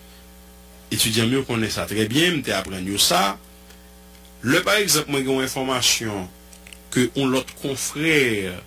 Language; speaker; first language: French; non-native, local second language; Haitian Creole